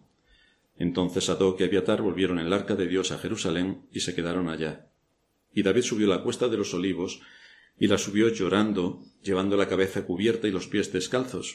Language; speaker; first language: Spanish; native; Spanish